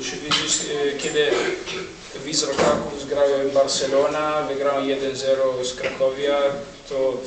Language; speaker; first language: Polish; non-native, learner; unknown